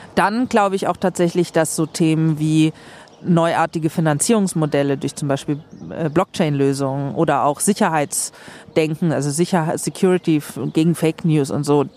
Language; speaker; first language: German; non-native, fluent; Swedish